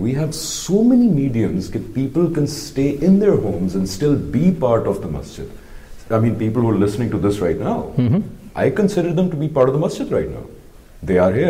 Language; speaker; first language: English; non-native, local second language; Urdu